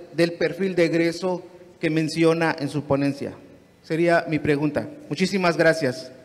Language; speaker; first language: Spanish; non-native, local second language; Nahuatl languages